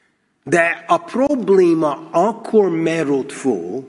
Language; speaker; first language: Hungarian; non-native, fluent; English